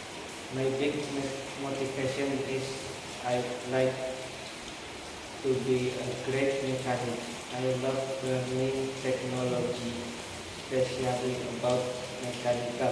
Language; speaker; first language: English; non-native, learner; Indonesian